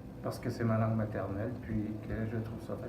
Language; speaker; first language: French; native; French